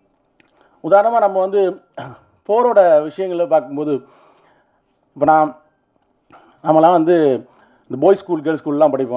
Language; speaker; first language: Tamil; native; Tamil